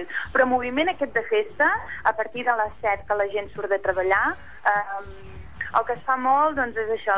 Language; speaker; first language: Catalan; native; Catalan